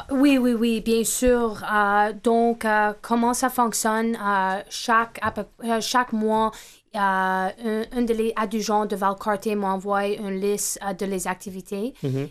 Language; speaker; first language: French; non-native, fluent; English